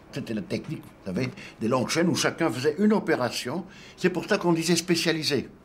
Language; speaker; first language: French; native; French